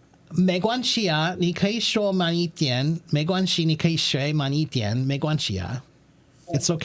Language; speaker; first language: Chinese; non-native, learner; English